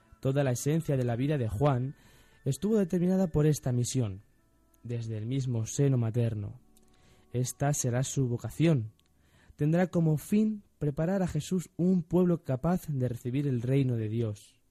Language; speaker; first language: Spanish; native; Spanish